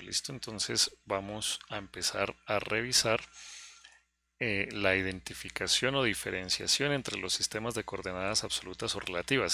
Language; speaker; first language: Spanish; native; Spanish